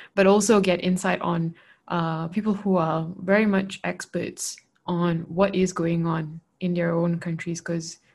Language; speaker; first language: English; non-native, local second language; Malay